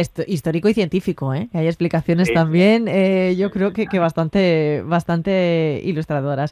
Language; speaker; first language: Spanish; native; Spanish